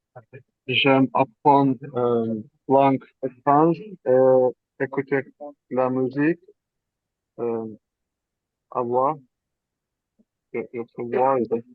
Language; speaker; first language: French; non-native, learner; Azerbaijani